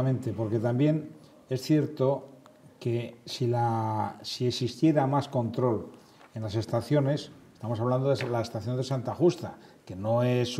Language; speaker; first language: Spanish; native; Spanish